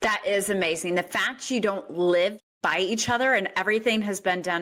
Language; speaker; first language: English; native; English